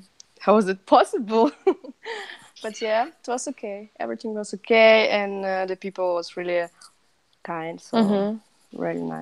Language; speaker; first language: English; non-native, fluent; Russian